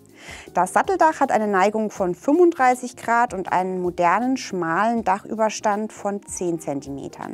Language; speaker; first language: German; native; German